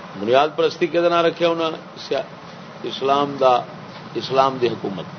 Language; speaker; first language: Urdu; non-native, local second language; Saraiki